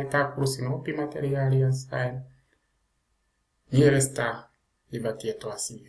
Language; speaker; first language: Finnish; non-native, learner; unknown